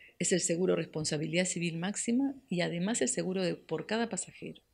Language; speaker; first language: Spanish; native; Spanish